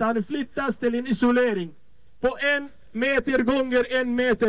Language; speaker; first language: Swedish; non-native, fluent; Arabic